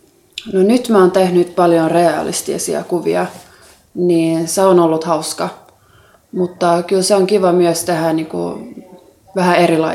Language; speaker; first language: Finnish; non-native, local second language; Swedish